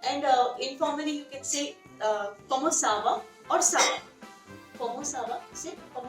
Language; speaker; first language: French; non-native, fluent; Hindi